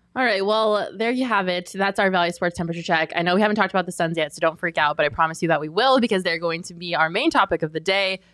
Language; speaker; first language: English; native; English